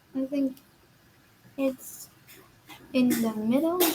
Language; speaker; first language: English; non-native, learner; Vietnamese